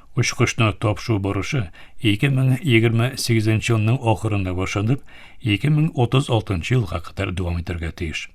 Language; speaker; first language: Tatar; early bilingual, heritage; Tatar